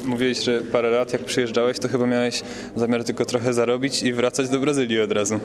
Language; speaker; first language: Polish; native; Polish